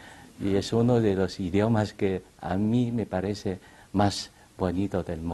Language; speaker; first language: Spanish; non-native, fluent; Chinese